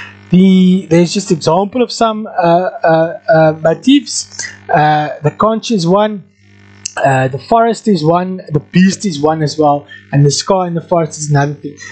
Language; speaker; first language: English; non-native, local second language; Afrikaans